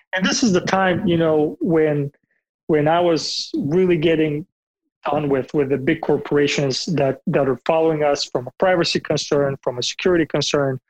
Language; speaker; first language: English; non-native, fluent; Bulgarian